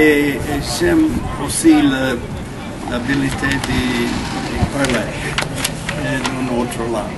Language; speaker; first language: French; non-native, learner; English